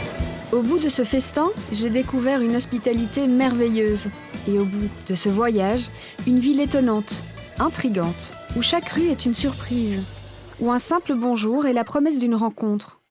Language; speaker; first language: French; native; French